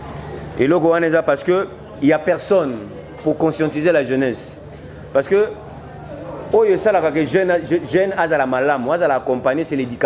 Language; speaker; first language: French; non-native, local second language; Lingala